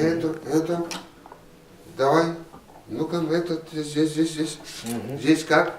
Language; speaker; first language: Russian; non-native, learner; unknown